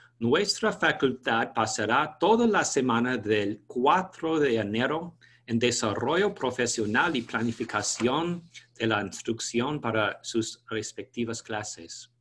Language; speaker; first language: Spanish; non-native, fluent; English